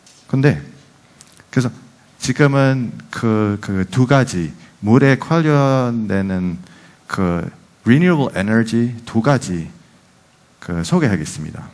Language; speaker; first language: Korean; non-native, fluent; Dutch